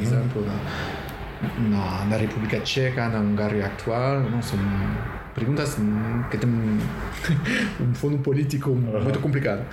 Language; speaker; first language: Portuguese; non-native, learner; French